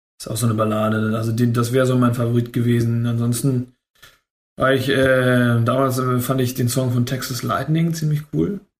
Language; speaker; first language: German; native; German